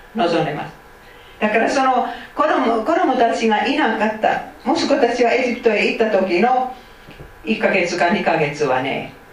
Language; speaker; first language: Japanese; non-native, fluent; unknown